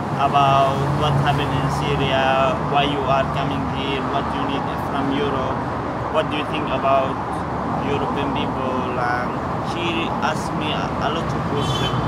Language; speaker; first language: English; non-native, learner; Arabic